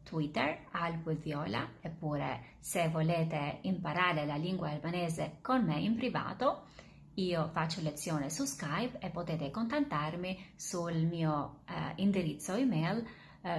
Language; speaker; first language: Italian; non-native, fluent; Albanian